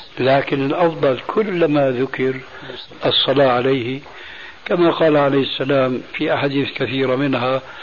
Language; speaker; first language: Arabic; early bilingual, other home language; Albanian